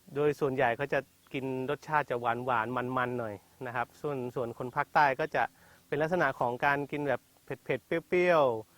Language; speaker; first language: Thai; non-native, local second language; Malay